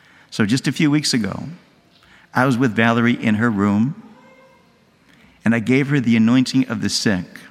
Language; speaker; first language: English; native; English